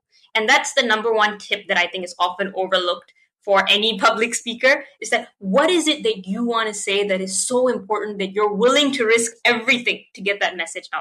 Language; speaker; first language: English; non-native, local second language; Tamil